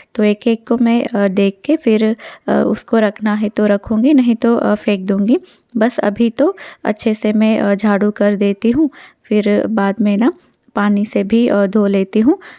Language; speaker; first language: Hindi; non-native, local second language; Telugu